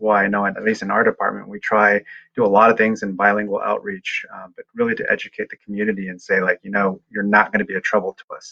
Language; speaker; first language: English; early bilingual, other home language; Chinese